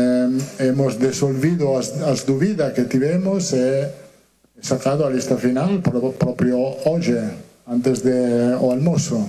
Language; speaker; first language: Portuguese; non-native, learner; Italian